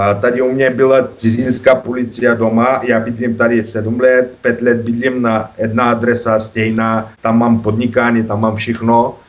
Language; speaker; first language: Czech; non-native, learner; Bulgarian